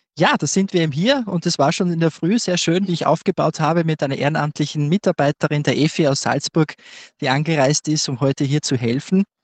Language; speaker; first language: German; native; German